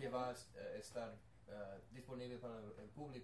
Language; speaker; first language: Spanish; non-native, learner; English